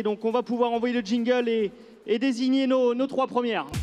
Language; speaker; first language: French; native; French